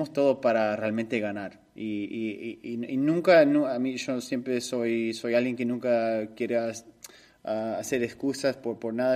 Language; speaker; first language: Spanish; early bilingual, heritage; Spanish